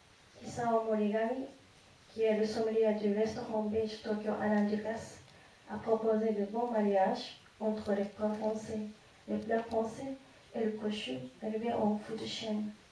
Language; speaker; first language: French; non-native, fluent; Japanese